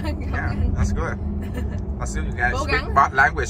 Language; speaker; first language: English; non-native, learner; Vietnamese